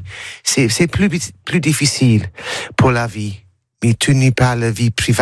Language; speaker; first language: French; non-native, learner; English